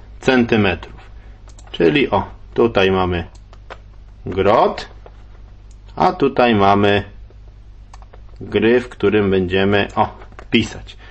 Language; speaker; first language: Polish; native; Polish